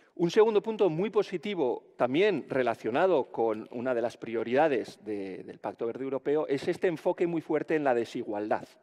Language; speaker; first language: Spanish; native; Spanish